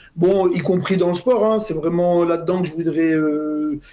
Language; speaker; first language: French; native; French